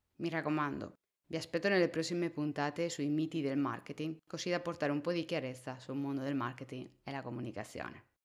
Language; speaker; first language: Italian; non-native, fluent; Spanish